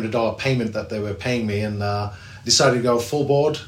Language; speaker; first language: English; native; English